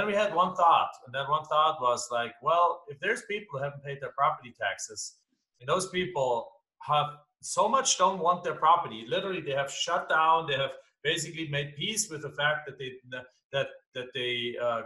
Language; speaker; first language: English; non-native, fluent; German